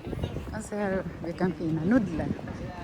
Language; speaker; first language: Swedish; non-native, learner; Filipino